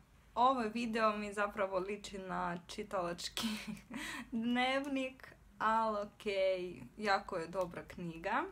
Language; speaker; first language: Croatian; non-native, fluent; Russian